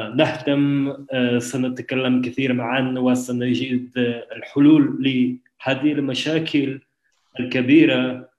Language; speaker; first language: Arabic; non-native, learner; French